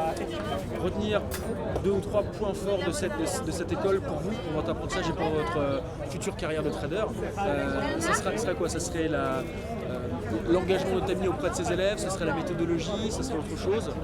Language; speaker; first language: French; native; French